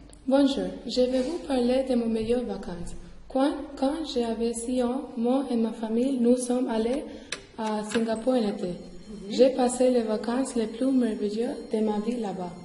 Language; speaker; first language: French; non-native, learner; English